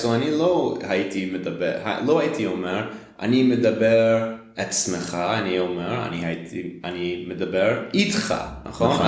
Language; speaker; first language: Hebrew; non-native, fluent; English